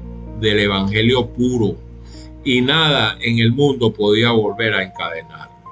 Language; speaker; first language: Spanish; native; Spanish